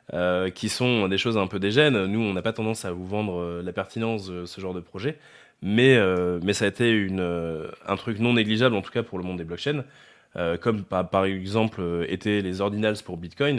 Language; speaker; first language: French; native; French